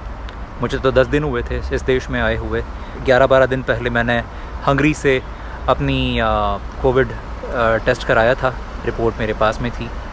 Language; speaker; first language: Hindi; native; Hindi